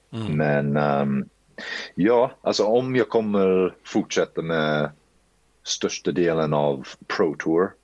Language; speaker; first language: Swedish; early bilingual, heritage; Swedish